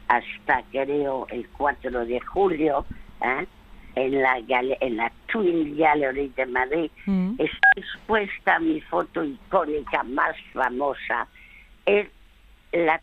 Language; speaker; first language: Spanish; early bilingual, other home language; French